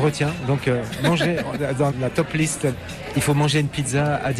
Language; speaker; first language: French; native; French